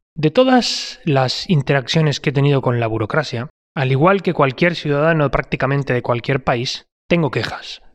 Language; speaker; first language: Spanish; native; Spanish